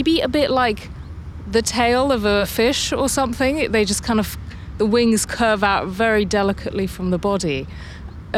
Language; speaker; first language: English; native; English